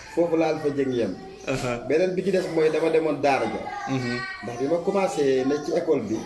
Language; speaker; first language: Wolof; native; Wolof